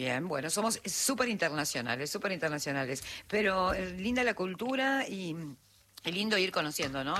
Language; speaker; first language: Spanish; native; Spanish